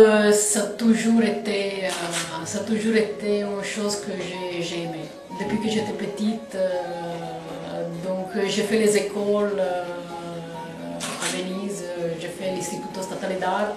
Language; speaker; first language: French; non-native, fluent; Italian